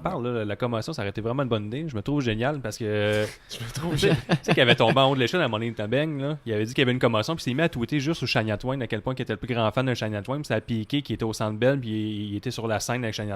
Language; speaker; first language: French; native; French